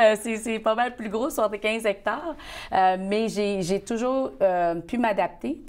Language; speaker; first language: French; early bilingual, other home language; Vietnamese